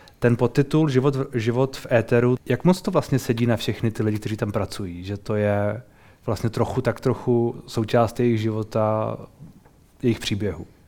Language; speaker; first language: Czech; native; Czech